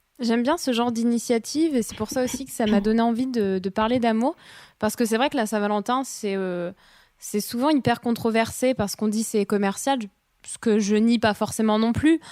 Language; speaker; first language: French; native; French